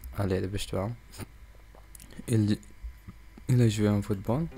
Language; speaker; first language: French; non-native, learner; English